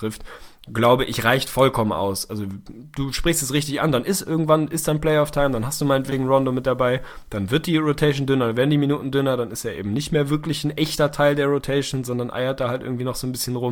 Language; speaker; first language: German; native; German